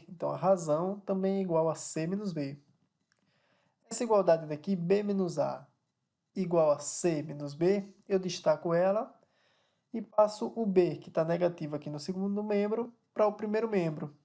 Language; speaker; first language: Portuguese; native; Portuguese